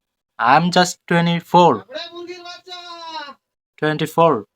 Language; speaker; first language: English; non-native, fluent; Bangla